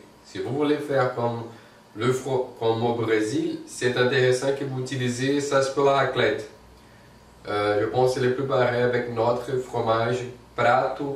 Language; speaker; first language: French; non-native, fluent; Portuguese